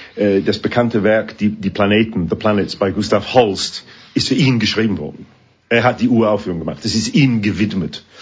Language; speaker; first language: German; non-native, fluent; English